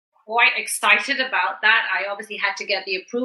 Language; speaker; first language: English; native; English